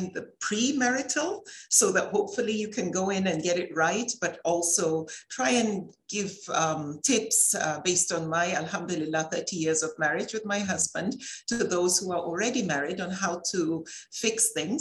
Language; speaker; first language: English; native; English